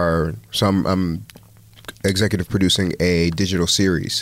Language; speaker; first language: English; native; English